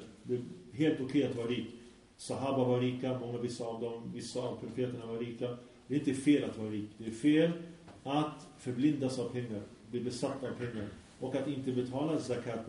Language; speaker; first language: Swedish; early bilingual, other home language; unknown